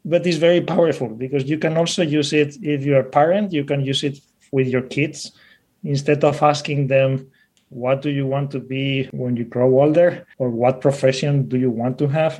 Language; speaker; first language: English; non-native, fluent; Spanish